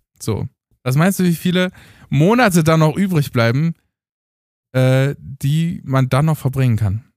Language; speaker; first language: German; early bilingual, other home language; Romanian